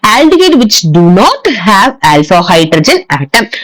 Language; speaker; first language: English; non-native, local second language; Tamil